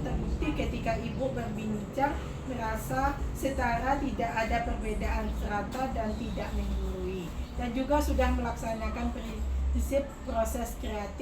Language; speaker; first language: Indonesian; native; Indonesian